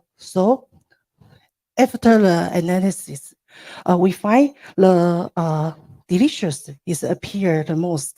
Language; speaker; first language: English; non-native, learner; Chinese